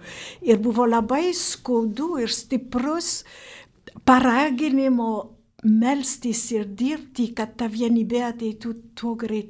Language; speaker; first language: Lithuanian; non-native, fluent; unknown